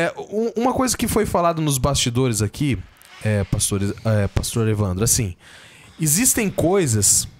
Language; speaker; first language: Portuguese; native; Portuguese